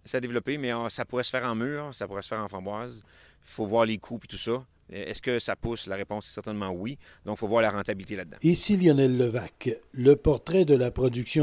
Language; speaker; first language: French; native; French